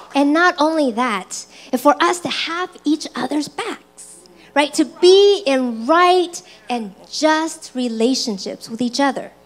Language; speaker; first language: English; early bilingual, other home language; Chinese